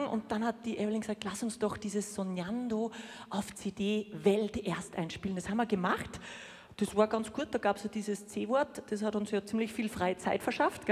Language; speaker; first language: German; native; German